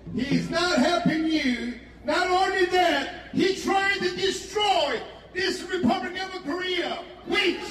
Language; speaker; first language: English; non-native, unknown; Korean